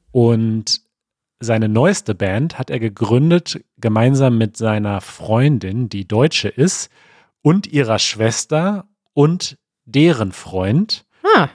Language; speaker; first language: German; native; German